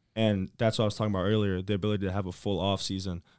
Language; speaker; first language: English; native; English